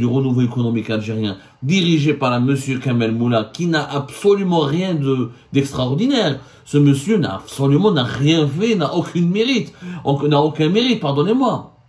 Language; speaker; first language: French; non-native, local second language; Arabic